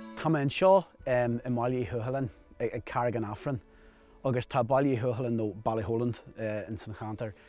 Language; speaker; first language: Irish; non-native, local second language; English